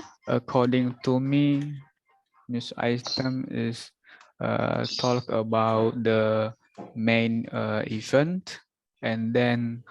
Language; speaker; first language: English; non-native, learner; Indonesian